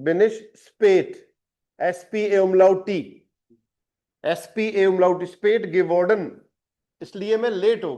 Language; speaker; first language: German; non-native, fluent; Hindi